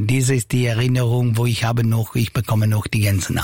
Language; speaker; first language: German; non-native, local second language; Italian